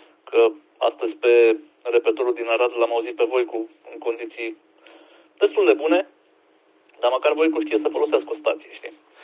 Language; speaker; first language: Romanian; native; Romanian